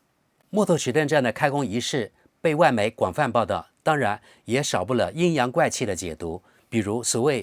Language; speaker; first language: Chinese; native; Chinese